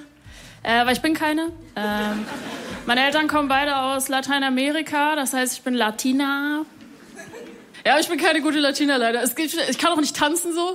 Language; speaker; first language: German; early bilingual, other home language; Spanish